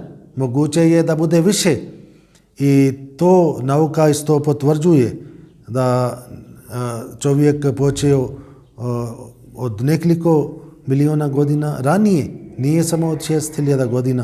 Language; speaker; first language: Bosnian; non-native, fluent; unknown